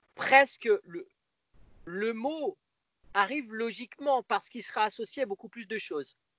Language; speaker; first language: French; native; French